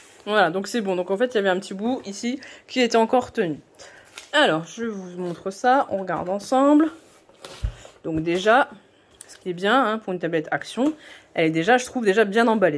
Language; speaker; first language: French; native; French